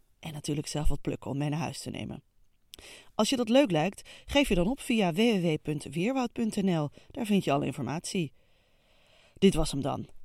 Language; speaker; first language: Dutch; native; Dutch